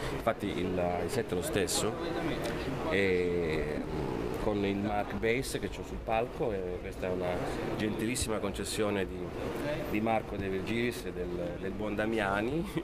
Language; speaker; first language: Italian; native; Italian